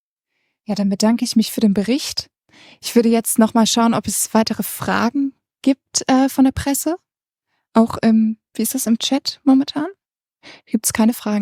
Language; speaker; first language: German; native; German